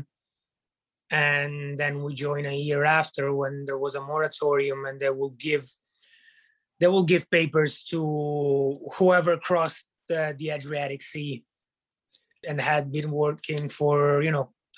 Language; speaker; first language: English; non-native, fluent; Italian